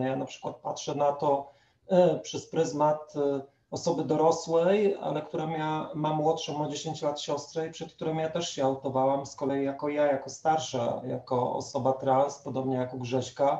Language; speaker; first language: Polish; native; Polish